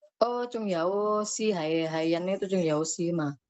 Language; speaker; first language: Chinese; non-native, learner; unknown